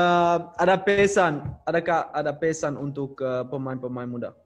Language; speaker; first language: Indonesian; non-native, learner; Dutch